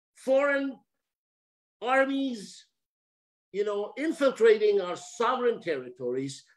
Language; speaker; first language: English; early bilingual, other home language; Armenian